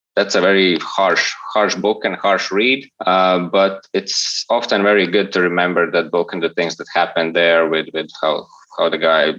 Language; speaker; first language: English; non-native, fluent; Latvian